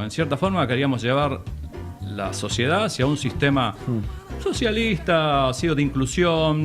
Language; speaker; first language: Spanish; native; Spanish